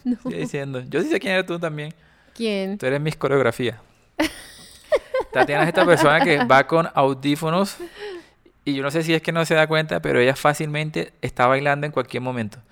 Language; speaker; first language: Spanish; native; Spanish